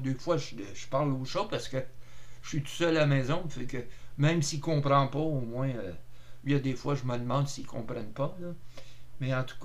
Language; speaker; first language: French; native; French